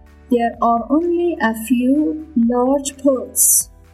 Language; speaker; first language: English; non-native, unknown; Persian